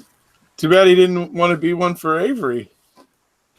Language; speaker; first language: English; native; English